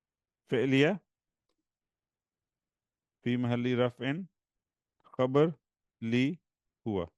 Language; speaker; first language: Arabic; non-native, fluent; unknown